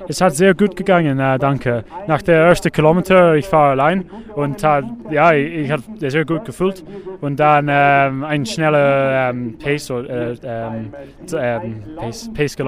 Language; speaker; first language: German; non-native, learner; English